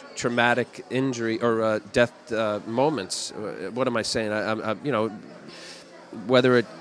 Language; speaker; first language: English; native; English